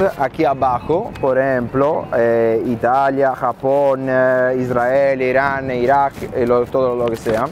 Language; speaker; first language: Spanish; non-native, fluent; Italian